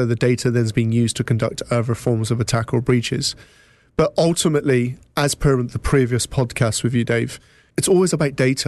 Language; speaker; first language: English; native; English